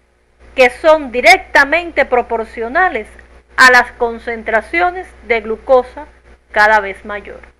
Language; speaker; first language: Spanish; native; Spanish